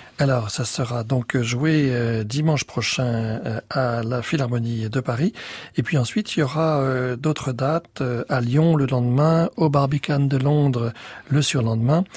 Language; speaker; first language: French; native; French